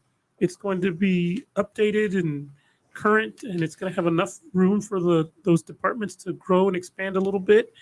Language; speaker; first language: English; native; English